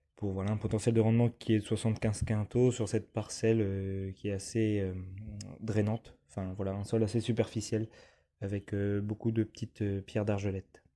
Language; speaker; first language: French; native; French